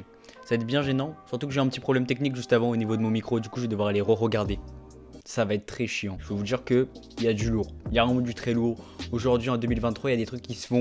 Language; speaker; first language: French; native; French